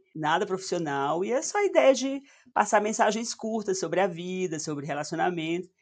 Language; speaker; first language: Portuguese; native; Portuguese